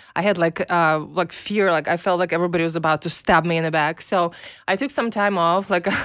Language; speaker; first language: English; non-native, fluent; Russian